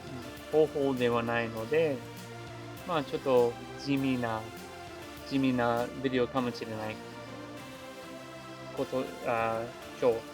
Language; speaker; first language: Japanese; non-native, learner; English